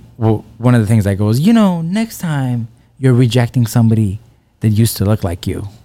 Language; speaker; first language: English; early bilingual, other home language; Persian